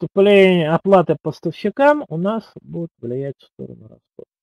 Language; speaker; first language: Russian; native; Russian